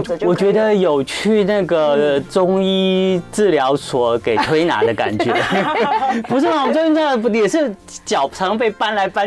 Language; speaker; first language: Chinese; native; Chinese